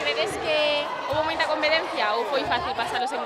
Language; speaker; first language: Galician; native; Galician